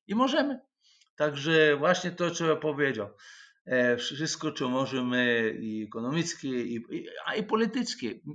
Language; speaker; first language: Polish; non-native, fluent; Russian